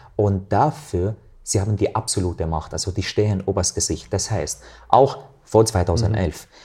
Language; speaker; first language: German; non-native, fluent; Arabic